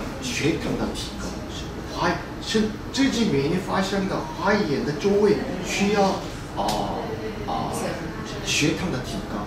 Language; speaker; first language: Chinese; non-native, fluent; Korean